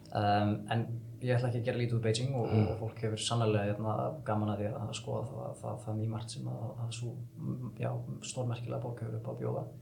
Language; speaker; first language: Icelandic; early bilingual, heritage; Icelandic